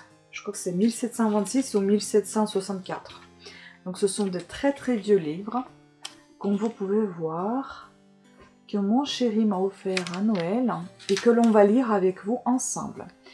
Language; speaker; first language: French; non-native, fluent; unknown